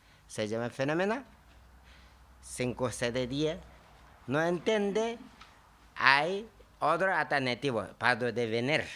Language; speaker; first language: Spanish; non-native, learner; Tibetan